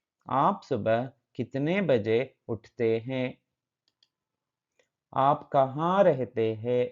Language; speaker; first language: Hindi; non-native, fluent; Kannada